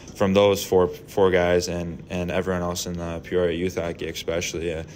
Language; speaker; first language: English; native; English